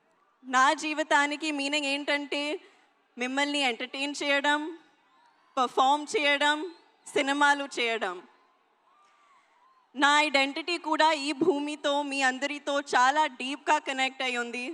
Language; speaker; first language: Telugu; non-native, learner; Hindi